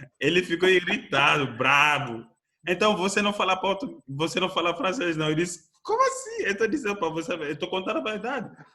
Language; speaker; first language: Portuguese; non-native, fluent; French